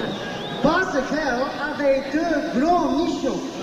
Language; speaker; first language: French; non-native, learner; English